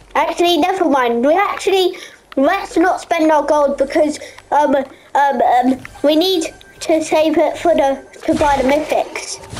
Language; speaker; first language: English; native; English